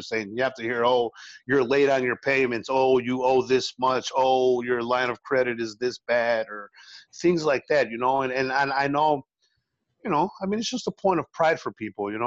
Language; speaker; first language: English; early bilingual, other home language; Spanish